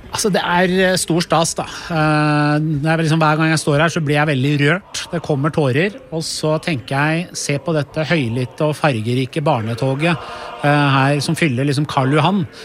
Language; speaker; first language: Norwegian; early bilingual, other home language; Persian